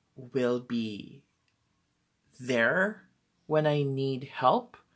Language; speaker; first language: English; non-native, local second language; Filipino